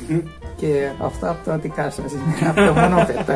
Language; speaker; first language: Greek; non-native, learner; Persian